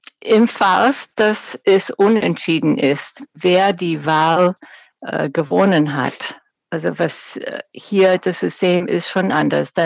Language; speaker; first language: German; non-native, fluent; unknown